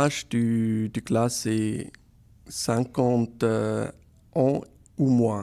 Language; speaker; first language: French; non-native, local second language; German